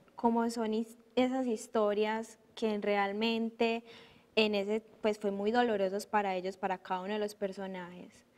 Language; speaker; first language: Spanish; native; Spanish